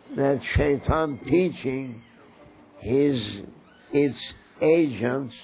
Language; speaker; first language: English; non-native, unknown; Turkish